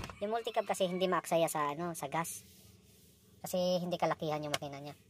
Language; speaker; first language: Filipino; non-native, local second language; Cebuano